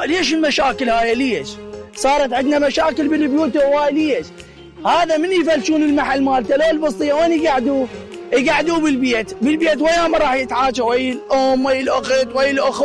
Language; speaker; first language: Arabic; native; Arabic